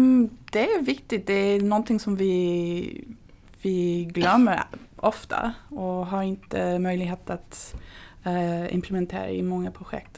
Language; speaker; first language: Swedish; non-native, fluent; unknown